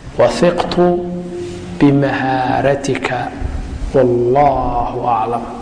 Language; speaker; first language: Arabic; non-native, fluent; Somali